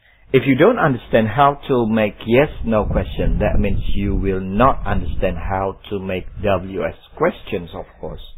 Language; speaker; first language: English; non-native, fluent; Indonesian